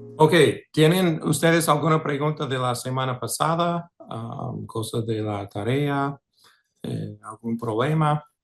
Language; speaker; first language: Spanish; non-native, fluent; English